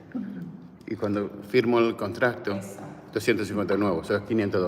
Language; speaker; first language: Spanish; early bilingual, heritage; English